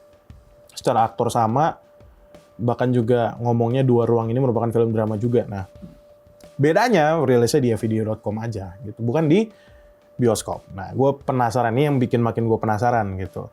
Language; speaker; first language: Indonesian; native; Indonesian